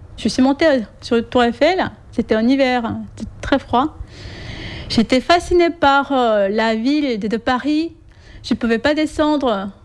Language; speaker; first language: French; non-native, fluent; Korean